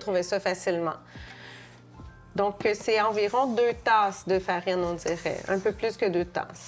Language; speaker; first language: French; native; French